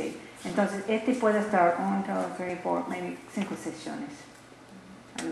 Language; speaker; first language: Spanish; non-native, learner; English